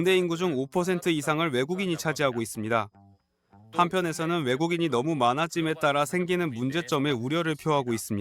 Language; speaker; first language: Korean; native; Korean